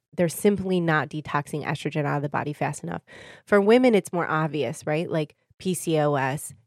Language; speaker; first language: English; native; English